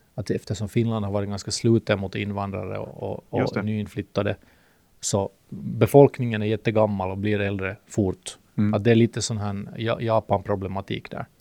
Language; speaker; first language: Swedish; native; Swedish